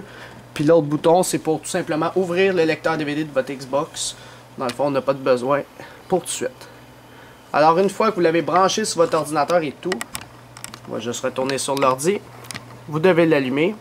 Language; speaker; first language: French; native; French